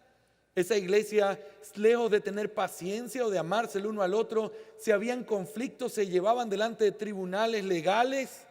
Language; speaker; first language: Spanish; native; Spanish